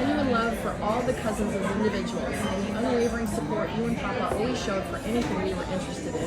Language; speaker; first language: English; native; English